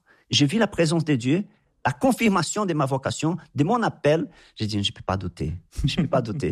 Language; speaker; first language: French; non-native, fluent; Portuguese